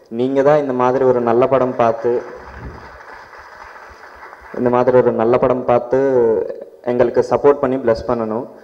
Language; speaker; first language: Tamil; non-native, learner; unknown